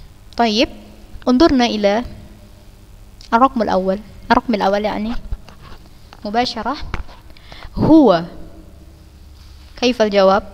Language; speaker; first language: Arabic; non-native, fluent; Indonesian